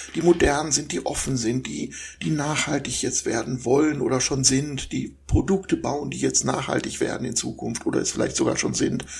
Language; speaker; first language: German; native; German